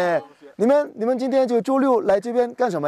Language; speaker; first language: Chinese; non-native, fluent; Korean